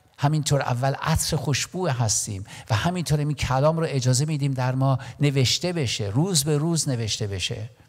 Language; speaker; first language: Persian; non-native, local second language; Armenian